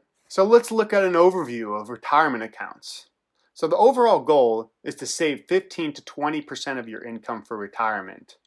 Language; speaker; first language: English; native; English